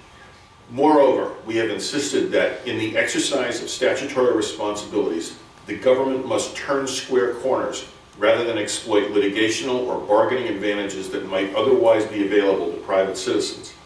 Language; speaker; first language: English; native; English